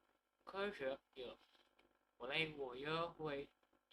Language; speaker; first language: Chinese; non-native, learner; Indonesian